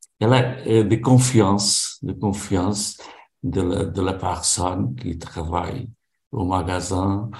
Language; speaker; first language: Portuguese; non-native, learner; French